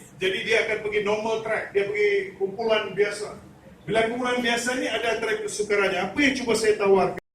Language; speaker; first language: Malay; native; Malay